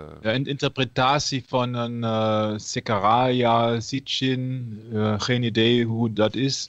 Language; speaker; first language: Dutch; non-native, learner; German